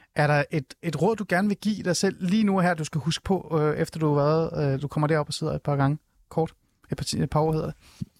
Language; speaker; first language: Danish; early bilingual, other home language; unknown